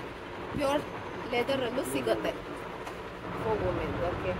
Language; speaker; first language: Kannada; native; Kannada